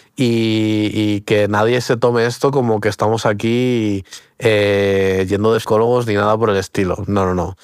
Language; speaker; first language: Spanish; early bilingual, other home language; Portuguese